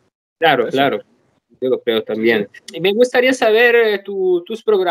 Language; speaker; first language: Spanish; non-native, learner; Italian